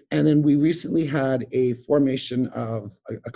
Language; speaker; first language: English; native; English